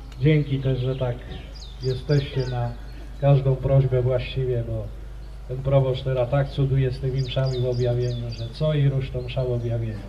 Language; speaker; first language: Polish; native; Polish